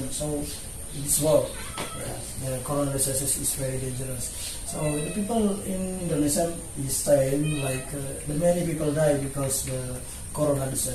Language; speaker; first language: English; non-native, learner; Indonesian